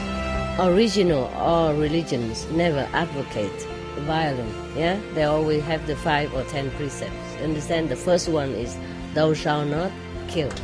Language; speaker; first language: English; non-native, fluent; Vietnamese